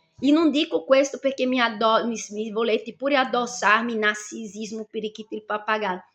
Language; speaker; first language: Italian; non-native, fluent; Portuguese